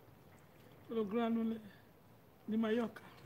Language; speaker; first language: Italian; non-native, learner; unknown